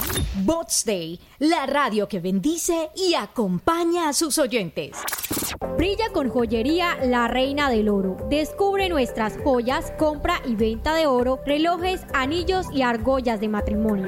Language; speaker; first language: Spanish; native; Spanish